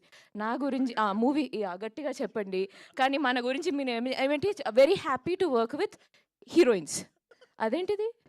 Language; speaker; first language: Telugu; non-native, local second language; Malayalam